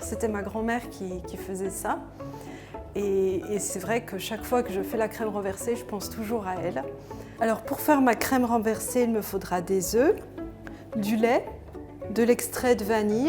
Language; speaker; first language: French; native; French